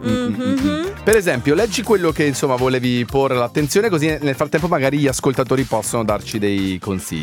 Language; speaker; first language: Italian; native; Italian